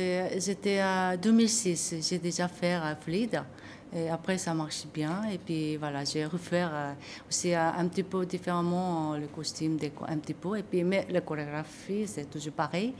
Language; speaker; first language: French; non-native, learner; Korean